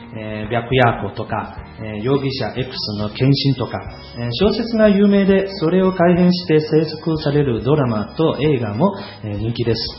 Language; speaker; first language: Japanese; non-native, fluent; Chinese